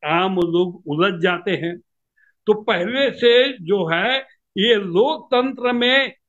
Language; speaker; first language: Hindi; native; Hindi